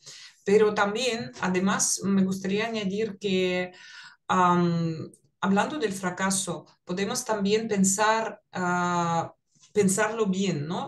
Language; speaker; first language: Spanish; non-native, fluent; Russian